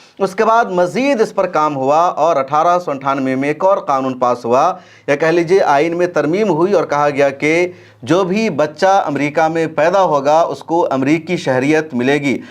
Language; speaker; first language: Urdu; native; Urdu